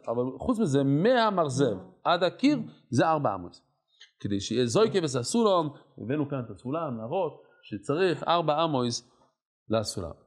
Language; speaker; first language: Hebrew; non-native, fluent; English